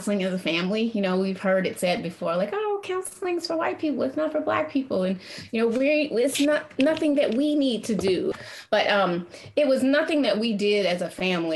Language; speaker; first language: English; native; English